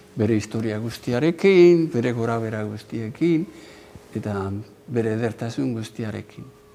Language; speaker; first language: Basque; native; Basque